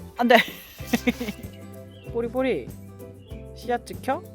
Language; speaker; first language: Korean; native; Korean